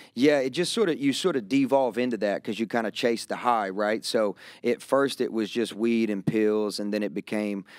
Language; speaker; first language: English; native; English